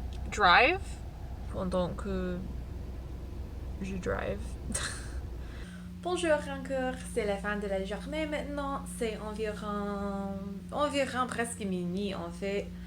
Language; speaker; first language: French; non-native, learner; English